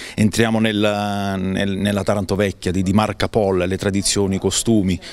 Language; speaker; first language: Italian; native; Italian